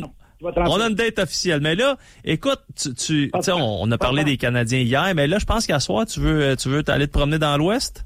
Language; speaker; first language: French; native; French